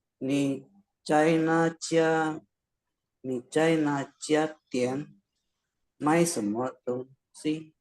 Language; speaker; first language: Chinese; non-native, learner; Indonesian